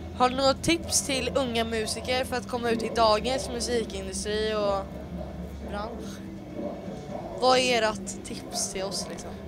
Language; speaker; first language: Swedish; native; Swedish